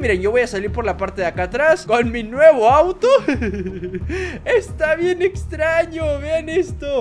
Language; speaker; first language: Spanish; native; Spanish